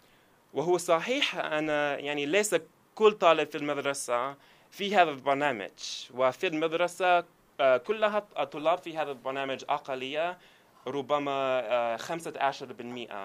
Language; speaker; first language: Arabic; non-native, fluent; English